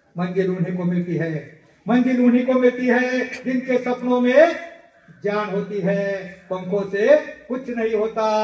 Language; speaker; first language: Hindi; non-native, local second language; Marathi